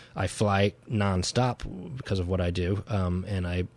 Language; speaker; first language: English; native; English